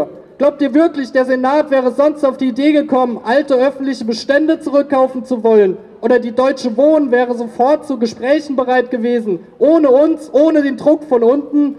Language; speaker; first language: German; native; German